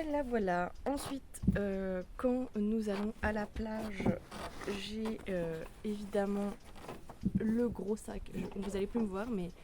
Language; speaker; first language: French; native; French